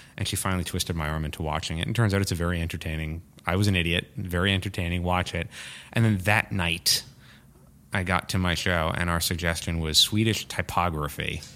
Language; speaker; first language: English; native; English